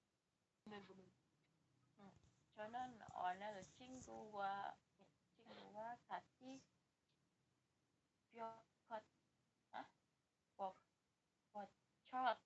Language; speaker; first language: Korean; non-native, learner; Indonesian